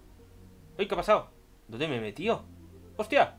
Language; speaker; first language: Spanish; native; Spanish